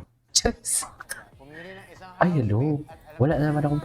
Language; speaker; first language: Filipino; native; Filipino